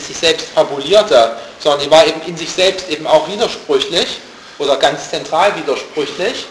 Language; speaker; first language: German; native; German